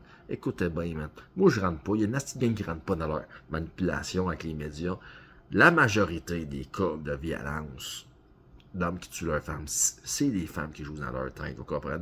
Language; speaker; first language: French; native; French